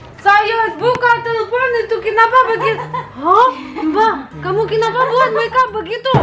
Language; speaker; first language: Indonesian; non-native, learner; Russian